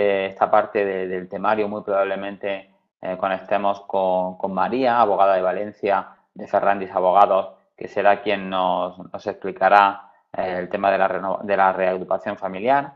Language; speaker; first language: Spanish; native; Spanish